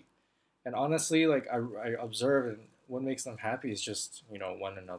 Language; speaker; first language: English; non-native, local second language; Cantonese